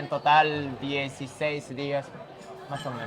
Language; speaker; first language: Spanish; non-native, learner; Japanese